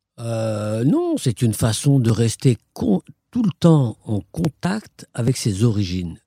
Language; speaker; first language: French; non-native, local second language; Arabic